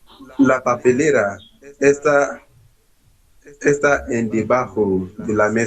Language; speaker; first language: Spanish; non-native, learner; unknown